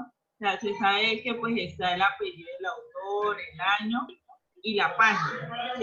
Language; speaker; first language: Spanish; native; Spanish